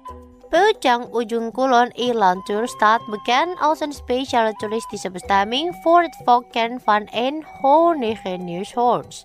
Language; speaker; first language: Dutch; non-native, fluent; Indonesian